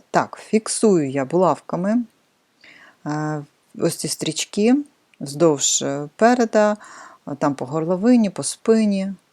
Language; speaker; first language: Ukrainian; non-native, local second language; Russian